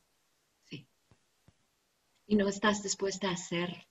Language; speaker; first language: Spanish; non-native, learner; English